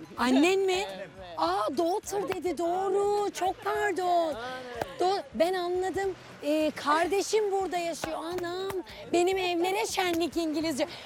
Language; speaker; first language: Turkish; native; Turkish